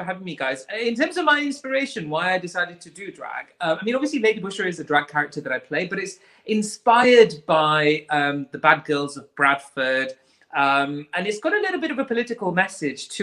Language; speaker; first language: English; native; English